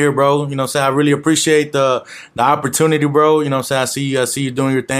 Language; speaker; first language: English; native; English